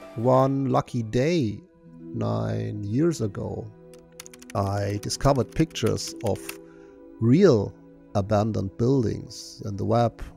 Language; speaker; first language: English; non-native, fluent; German